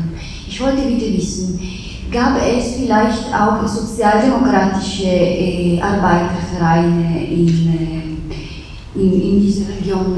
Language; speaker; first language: German; non-native, fluent; Italian